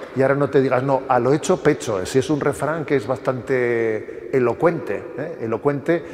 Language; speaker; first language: Spanish; native; Spanish